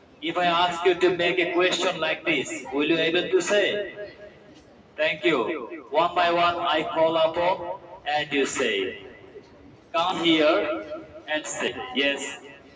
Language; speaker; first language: English; non-native, local second language; Bangla